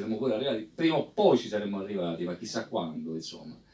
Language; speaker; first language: Italian; native; Italian